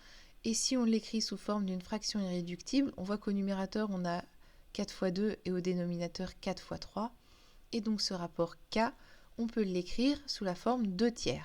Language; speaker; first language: French; native; French